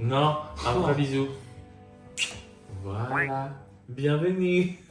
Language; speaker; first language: French; native; French